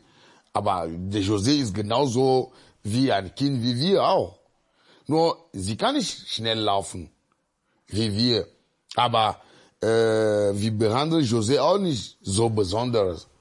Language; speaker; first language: German; non-native, learner; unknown